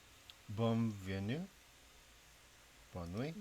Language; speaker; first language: French; non-native, learner; English